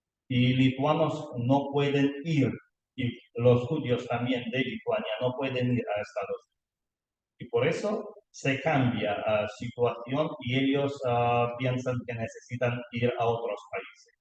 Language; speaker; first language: Spanish; non-native, learner; Lithuanian